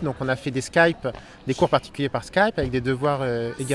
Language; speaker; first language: French; native; French